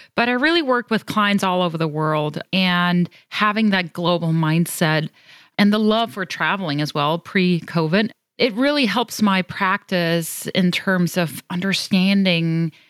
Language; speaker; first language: English; non-native, fluent; German